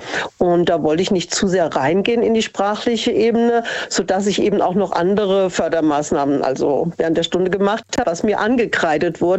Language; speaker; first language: German; native; German